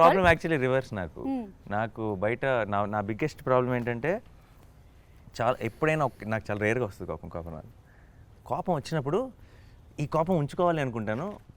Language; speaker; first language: Telugu; native; Telugu